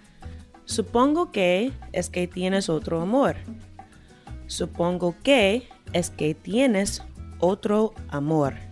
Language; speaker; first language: Spanish; non-native, fluent; English